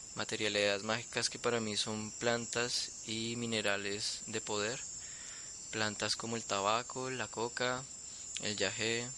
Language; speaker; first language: Spanish; native; Spanish